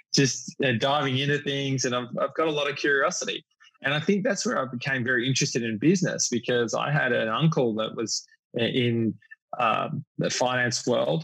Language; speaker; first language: English; native; English